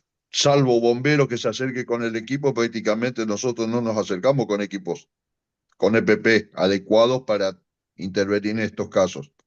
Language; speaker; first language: Spanish; native; Spanish